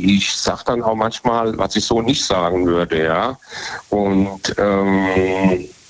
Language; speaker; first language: German; native; German